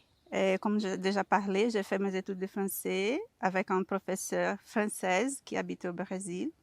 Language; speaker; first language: French; non-native, learner; Portuguese